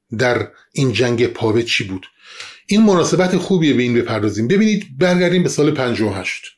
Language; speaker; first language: Persian; non-native, local second language; Kurdish